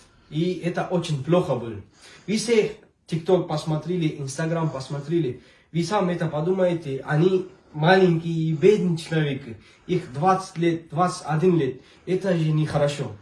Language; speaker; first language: Russian; non-native, learner; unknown